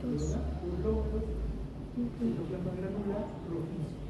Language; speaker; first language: Spanish; native; Spanish